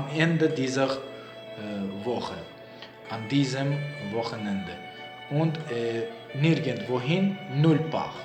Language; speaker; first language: German; non-native, learner; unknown